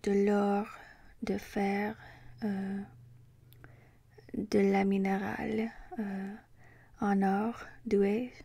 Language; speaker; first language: French; non-native, learner; English